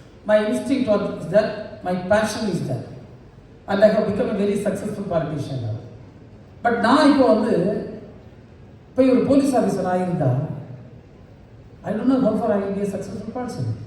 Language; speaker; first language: English; non-native, local second language; Tamil